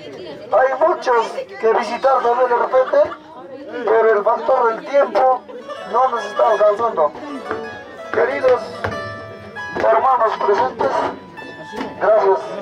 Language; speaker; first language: Spanish; native; Spanish